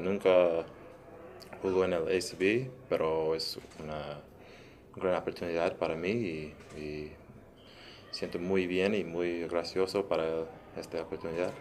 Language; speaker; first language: Spanish; early bilingual, heritage; English